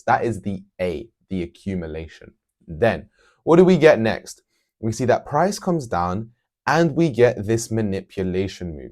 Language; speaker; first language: English; native; English